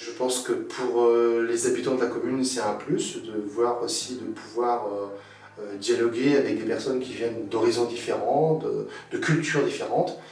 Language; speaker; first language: French; native; French